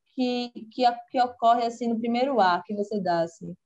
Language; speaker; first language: Portuguese; native; Portuguese